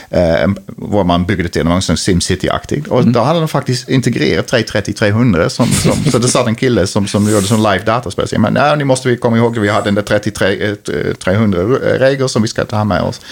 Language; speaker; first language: Swedish; non-native, fluent; Dutch